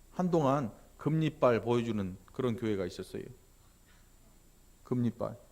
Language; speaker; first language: Korean; native; Korean